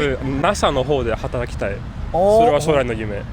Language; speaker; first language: Japanese; early bilingual, other home language; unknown